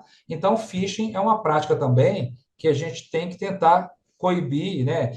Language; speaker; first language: Portuguese; native; Portuguese